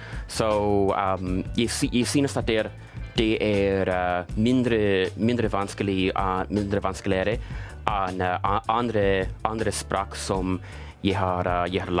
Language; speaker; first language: Norwegian; non-native, learner; English